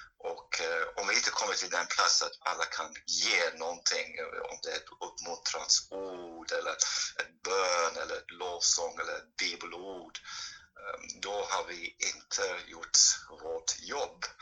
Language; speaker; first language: Swedish; non-native, fluent; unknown